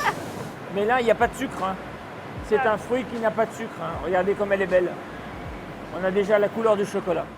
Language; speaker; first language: French; native; French